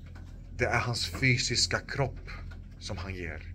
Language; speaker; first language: Swedish; non-native, local second language; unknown